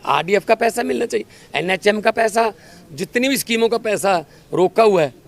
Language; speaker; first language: Hindi; non-native, local second language; Punjabi